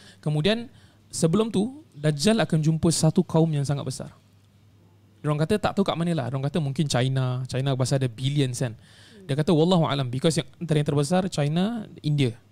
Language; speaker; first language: Malay; native; Malay